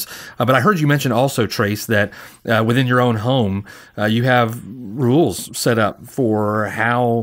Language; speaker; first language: English; native; English